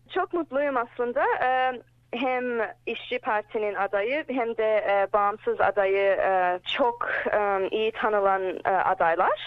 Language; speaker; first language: Turkish; early bilingual, heritage; English